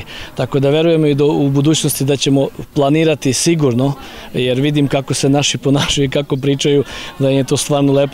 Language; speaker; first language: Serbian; non-native, local second language; Slovak